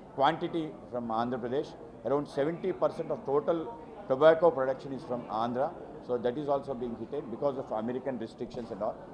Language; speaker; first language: English; non-native, local second language; Telugu